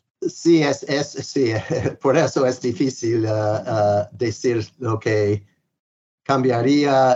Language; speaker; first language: Spanish; non-native, fluent; English